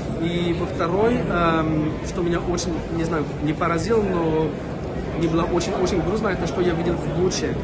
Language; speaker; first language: Russian; non-native, fluent; French